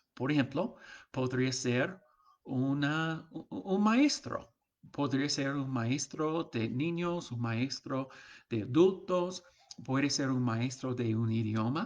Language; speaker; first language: Spanish; non-native, fluent; English